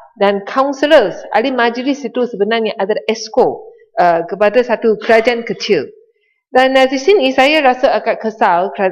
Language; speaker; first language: Malay; non-native, local second language; Chinese